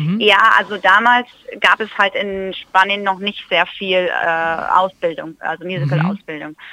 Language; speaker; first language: German; early bilingual, heritage; German